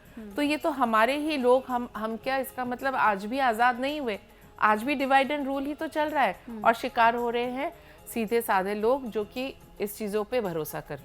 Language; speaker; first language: Hindi; native; Hindi